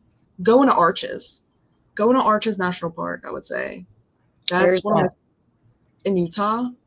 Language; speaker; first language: English; native; English